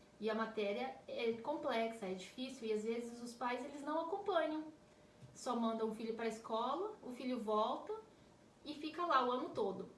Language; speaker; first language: Portuguese; native; Portuguese